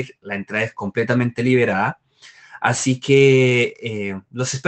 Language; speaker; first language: Spanish; native; Spanish